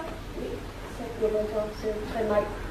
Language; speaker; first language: French; non-native, learner; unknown